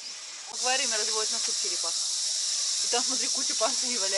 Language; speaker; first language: Russian; native; Russian